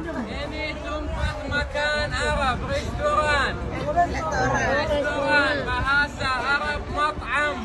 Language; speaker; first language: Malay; non-native, learner; Arabic